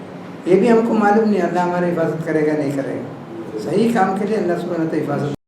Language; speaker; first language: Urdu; non-native, local second language; Malayalam